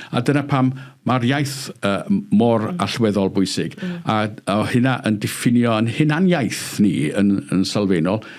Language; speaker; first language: Welsh; native; Welsh